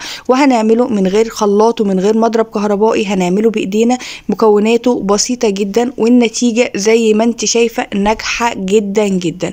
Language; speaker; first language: Arabic; native; Arabic